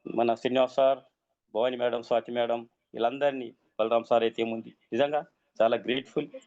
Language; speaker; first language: Telugu; native; Telugu